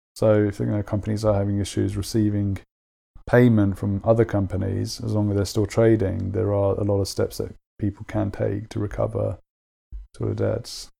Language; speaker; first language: English; native; English